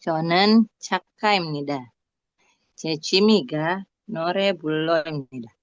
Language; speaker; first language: Korean; non-native, learner; Indonesian